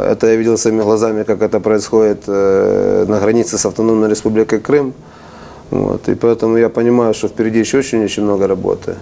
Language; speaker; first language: Russian; non-native, local second language; Ukrainian